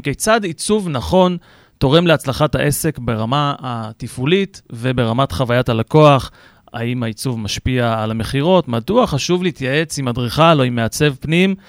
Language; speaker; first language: Hebrew; native; Hebrew